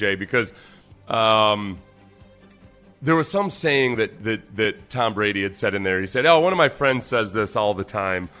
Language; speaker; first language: English; native; English